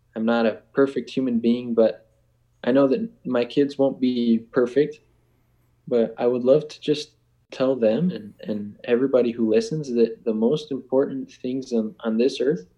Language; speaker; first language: English; native; English